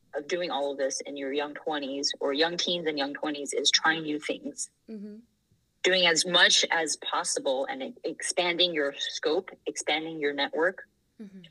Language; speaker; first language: English; non-native, fluent; Thai